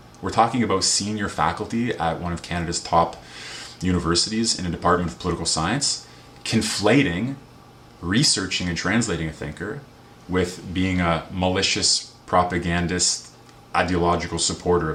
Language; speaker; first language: English; native; English